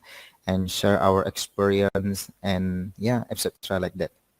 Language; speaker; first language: English; non-native, learner; Indonesian